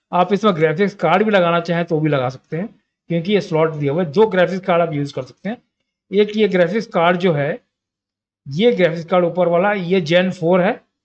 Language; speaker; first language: Hindi; native; Hindi